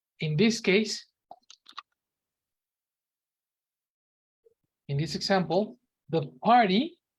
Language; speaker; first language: English; non-native, local second language; Spanish